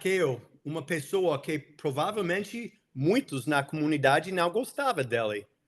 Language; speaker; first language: Portuguese; non-native, fluent; English